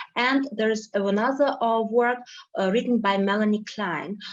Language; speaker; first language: English; non-native, fluent; Ukrainian